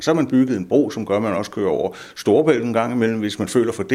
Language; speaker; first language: Danish; native; Danish